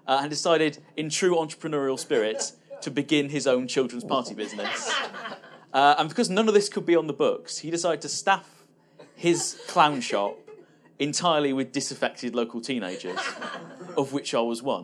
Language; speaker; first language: English; native; English